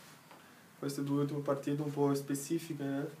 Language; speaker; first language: Italian; non-native, learner; Portuguese